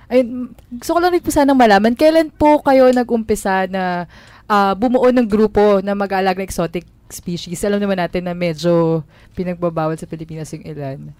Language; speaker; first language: Filipino; native; Filipino